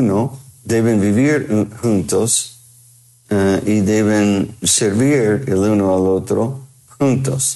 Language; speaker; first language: Spanish; non-native, fluent; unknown